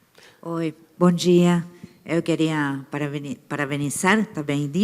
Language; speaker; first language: Portuguese; non-native, fluent; Spanish